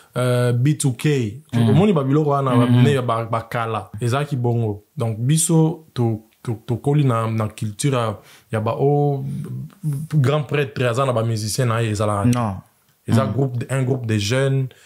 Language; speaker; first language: French; non-native, local second language; Swahili